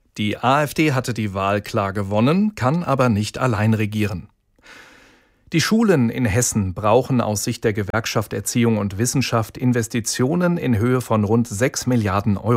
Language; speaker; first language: German; native; German